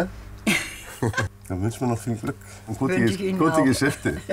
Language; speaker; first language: German; native; German